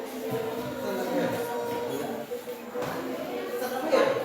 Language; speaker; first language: English; non-native, learner; Indonesian